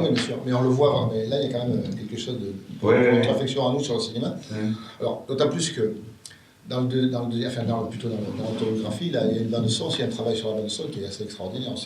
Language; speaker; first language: French; native; French